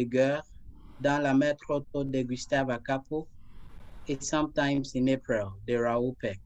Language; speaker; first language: French; non-native, fluent; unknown